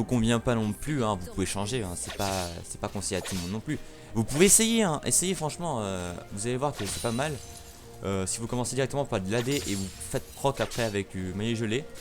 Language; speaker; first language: French; native; French